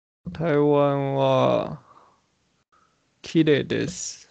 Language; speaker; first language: Japanese; non-native, learner; Chinese